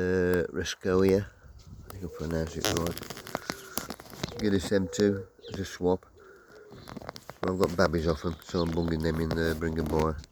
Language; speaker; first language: English; native; English